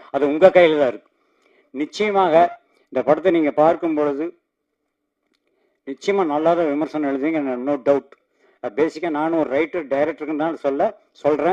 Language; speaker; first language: Tamil; native; Tamil